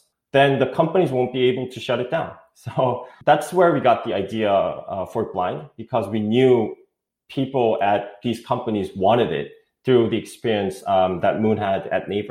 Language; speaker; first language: English; non-native, fluent; Korean